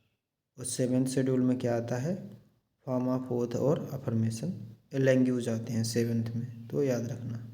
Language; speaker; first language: Hindi; native; Hindi